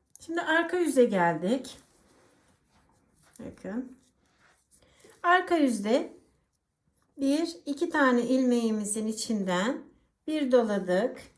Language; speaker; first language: Turkish; native; Turkish